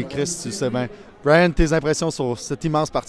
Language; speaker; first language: French; native; French